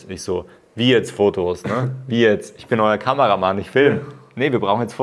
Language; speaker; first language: German; native; German